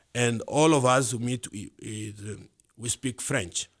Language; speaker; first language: English; non-native, learner; Swahili